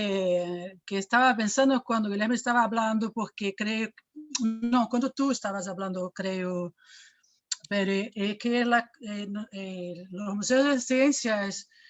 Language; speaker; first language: Spanish; non-native, fluent; Portuguese